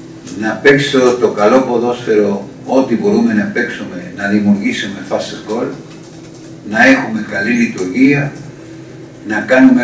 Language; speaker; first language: Greek; non-native, learner; Spanish